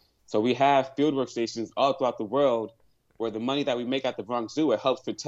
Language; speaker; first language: English; native; English